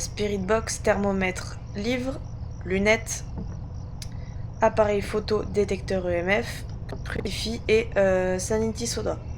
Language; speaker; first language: French; native; French